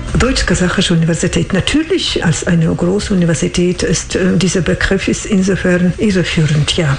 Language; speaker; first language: German; non-native, fluent; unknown